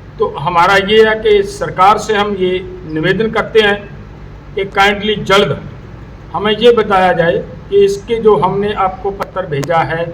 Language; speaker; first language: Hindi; non-native, local second language; Punjabi